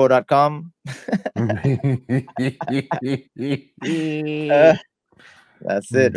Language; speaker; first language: English; native; English